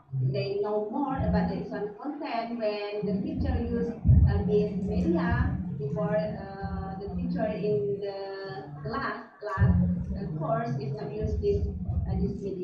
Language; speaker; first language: English; non-native, learner; Indonesian